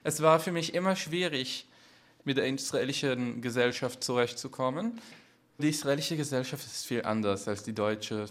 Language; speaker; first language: German; non-native, fluent; Hebrew